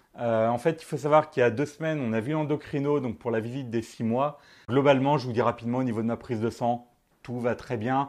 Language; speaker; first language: French; native; French